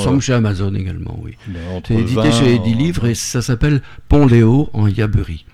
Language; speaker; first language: French; native; French